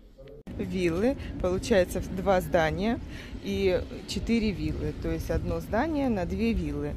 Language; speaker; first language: Russian; native; Russian